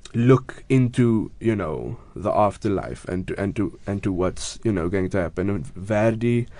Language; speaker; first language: English; native; English